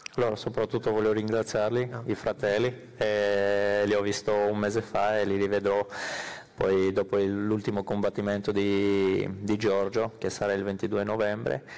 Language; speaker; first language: Italian; non-native, fluent; Armenian